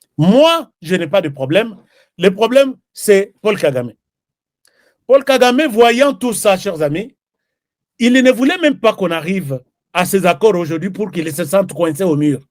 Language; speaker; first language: French; non-native, local second language; Lingala